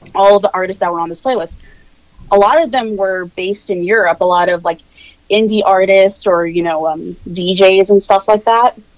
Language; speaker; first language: English; native; English